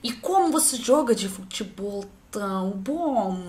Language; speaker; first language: Portuguese; non-native, learner; Russian